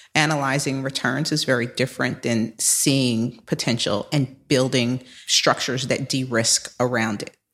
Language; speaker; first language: English; native; English